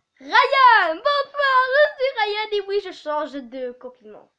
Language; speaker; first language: French; native; French